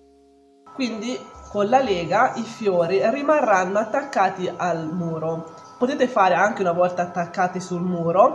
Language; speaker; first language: Italian; native; Italian